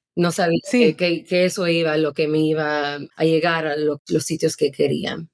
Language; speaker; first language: Spanish; early bilingual, heritage; Spanish